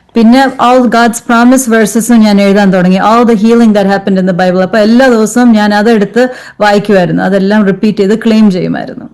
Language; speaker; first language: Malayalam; early bilingual, heritage; Malayalam